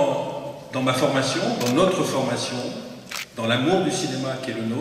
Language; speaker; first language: French; native; French